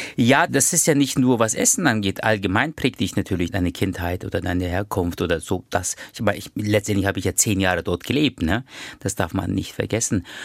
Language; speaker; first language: German; early bilingual, other home language; Turkish